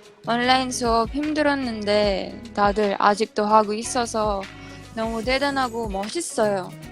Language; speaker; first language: Korean; non-native, learner; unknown